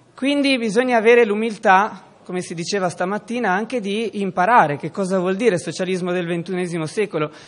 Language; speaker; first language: Italian; native; Italian